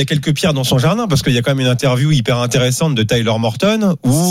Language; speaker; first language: French; native; French